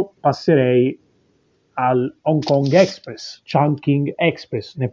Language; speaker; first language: Italian; native; Italian